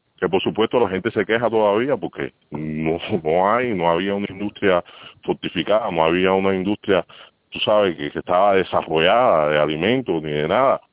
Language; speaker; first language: Spanish; native; Spanish